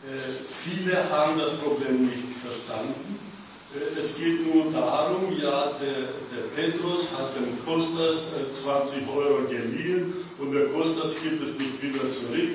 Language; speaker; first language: German; non-native, fluent; Greek